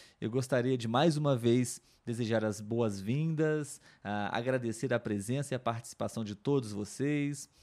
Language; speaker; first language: Portuguese; native; Portuguese